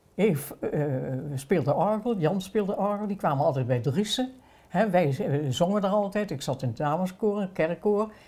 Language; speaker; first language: Dutch; native; Dutch